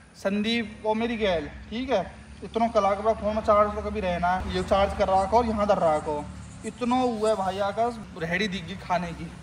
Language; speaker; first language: Hindi; native; Hindi